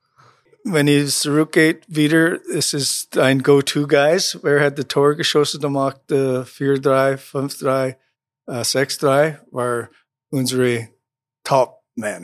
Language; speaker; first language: German; non-native, learner; English